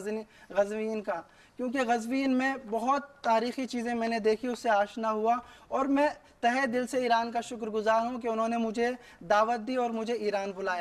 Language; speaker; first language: Urdu; native; Urdu